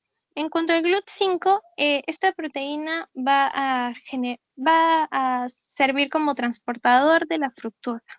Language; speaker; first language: Spanish; native; Spanish